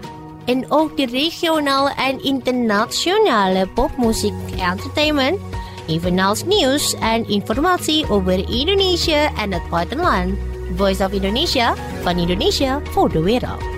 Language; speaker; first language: Dutch; non-native, fluent; Indonesian